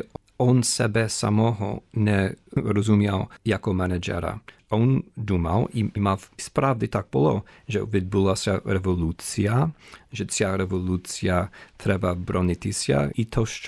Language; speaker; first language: Ukrainian; non-native, fluent; English